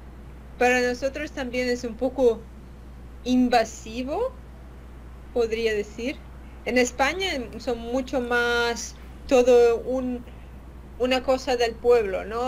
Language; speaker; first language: Spanish; non-native, fluent; Latvian